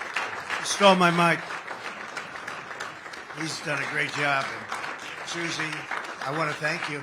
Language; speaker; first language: English; native; English